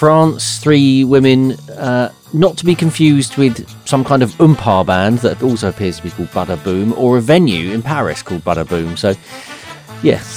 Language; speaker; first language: English; native; English